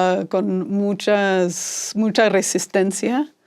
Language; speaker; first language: Spanish; non-native, fluent; English